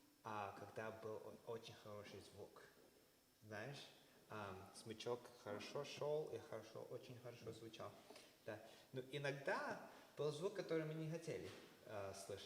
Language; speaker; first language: Russian; early bilingual, heritage; Russian